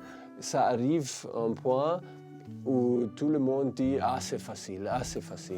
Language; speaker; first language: French; non-native, fluent; German